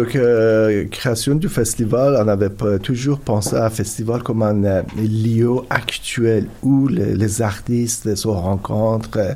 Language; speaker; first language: French; non-native, fluent; Persian